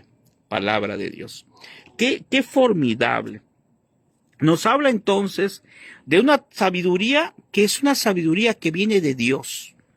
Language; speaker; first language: Spanish; native; Spanish